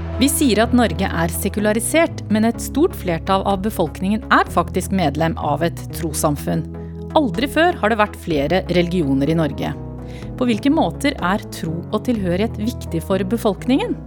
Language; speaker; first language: Norwegian; native; Norwegian